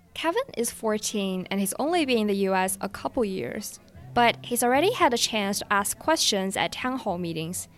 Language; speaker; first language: English; non-native, fluent; Chinese